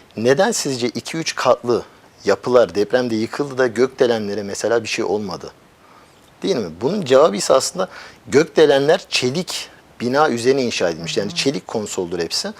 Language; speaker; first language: Turkish; early bilingual, heritage; Turkish